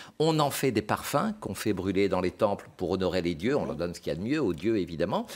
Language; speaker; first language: French; native; French